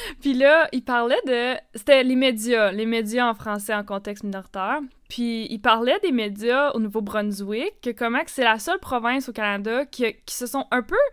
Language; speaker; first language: French; native; French